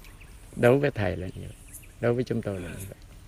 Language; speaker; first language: Vietnamese; native; Vietnamese